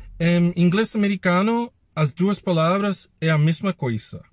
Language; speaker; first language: Portuguese; non-native, learner; English